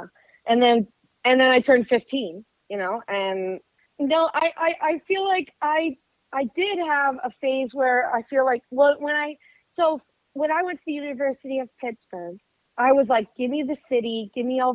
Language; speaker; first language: English; native; English